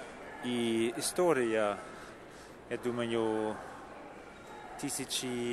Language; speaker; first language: Russian; non-native, learner; English